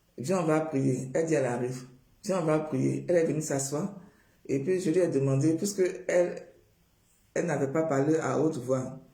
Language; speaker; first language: French; non-native, local second language; Baoulé